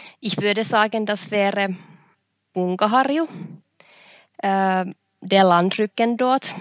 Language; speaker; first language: German; non-native, fluent; Finnish